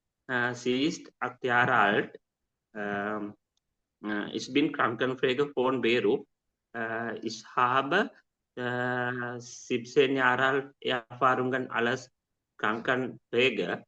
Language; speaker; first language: German; non-native, learner; Sinhala